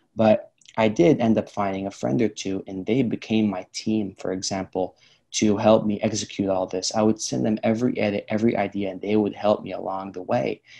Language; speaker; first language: English; early bilingual, other home language; Arabic